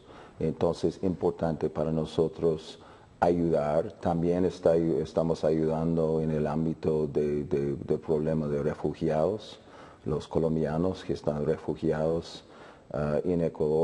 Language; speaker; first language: Spanish; non-native, fluent; English